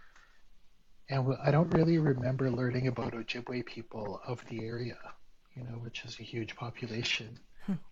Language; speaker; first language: English; native; English